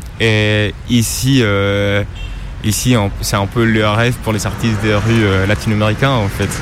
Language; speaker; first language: French; non-native, fluent; Spanish